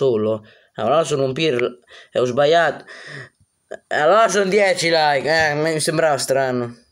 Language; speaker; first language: Italian; native; Italian